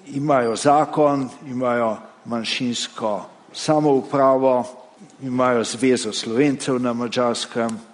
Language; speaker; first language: Slovenian; native; Slovenian